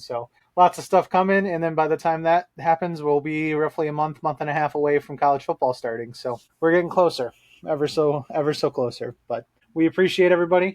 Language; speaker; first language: English; native; English